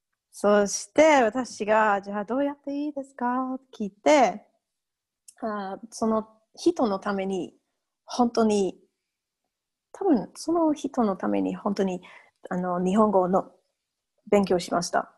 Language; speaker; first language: Japanese; non-native, fluent; English